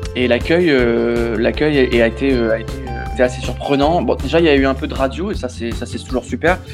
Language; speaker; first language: French; native; French